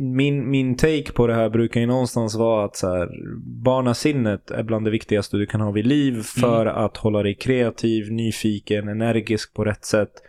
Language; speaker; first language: Swedish; early bilingual, other home language; Turoyo